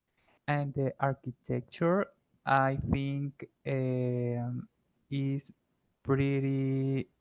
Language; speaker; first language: English; non-native, learner; Spanish